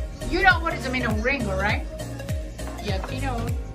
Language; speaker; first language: English; non-native, learner; Spanish